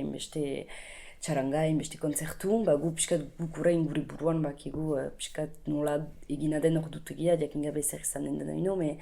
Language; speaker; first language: Basque; native; Basque